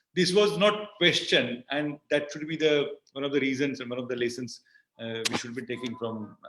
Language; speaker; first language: English; non-native, local second language; Marathi